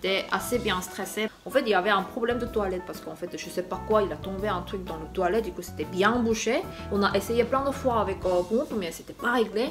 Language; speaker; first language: French; non-native, fluent; Korean